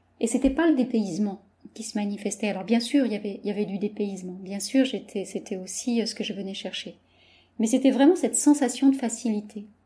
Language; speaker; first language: French; native; French